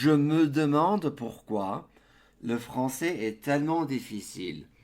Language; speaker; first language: French; non-native, fluent; English